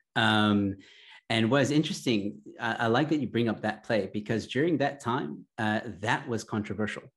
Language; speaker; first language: English; early bilingual, other home language; Arabic